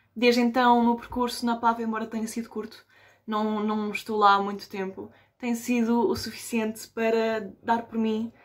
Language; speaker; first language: Portuguese; early bilingual, other home language; Spanish